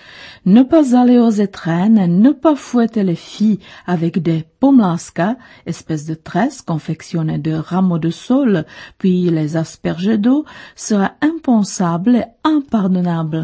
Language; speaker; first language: French; non-native, fluent; Czech